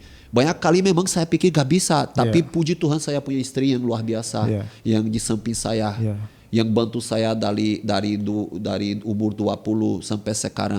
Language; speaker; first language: Indonesian; non-native, fluent; Portuguese